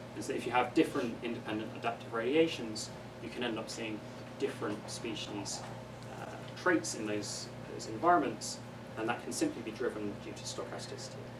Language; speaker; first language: English; native; English